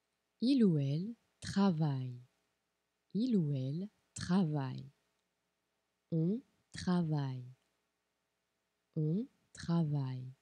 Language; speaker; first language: French; non-native, fluent; Portuguese